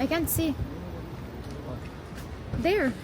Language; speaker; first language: English; non-native, learner; Arabic